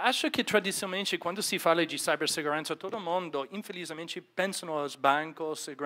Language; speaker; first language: Portuguese; non-native, fluent; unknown